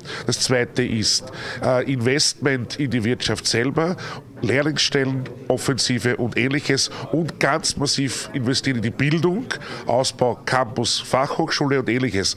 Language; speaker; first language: German; native; German